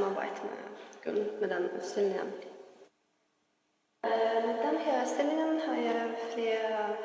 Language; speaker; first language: Norwegian; non-native, learner; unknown